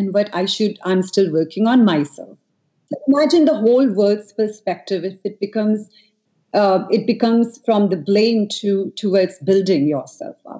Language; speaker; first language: English; non-native, local second language; Hindi